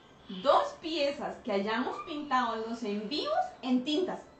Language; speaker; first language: Spanish; native; Spanish